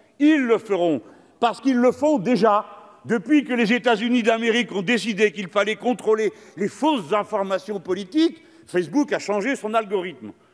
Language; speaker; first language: French; native; French